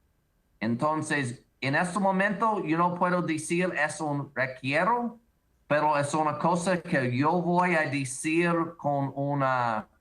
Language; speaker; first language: Spanish; non-native, learner; English